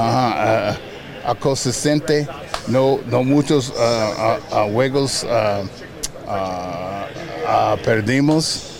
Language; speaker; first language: Spanish; non-native, learner; English